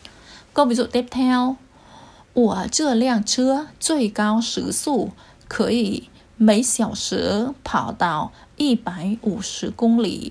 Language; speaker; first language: Chinese; non-native, fluent; Vietnamese